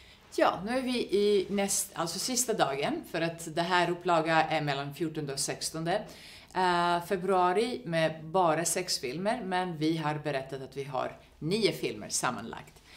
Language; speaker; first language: Swedish; non-native, fluent; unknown